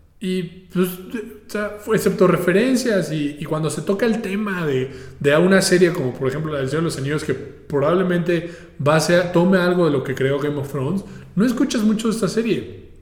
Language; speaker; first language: Spanish; native; Spanish